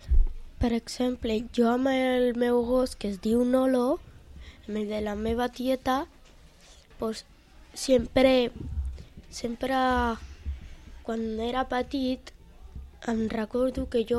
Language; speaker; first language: Catalan; non-native, local second language; Spanish